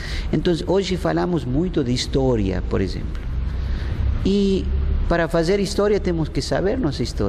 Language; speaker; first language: Portuguese; non-native, fluent; Spanish